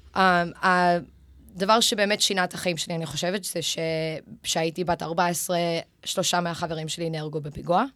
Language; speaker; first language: Hebrew; early bilingual, other home language; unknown